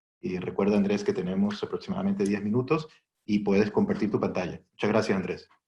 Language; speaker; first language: Spanish; native; Spanish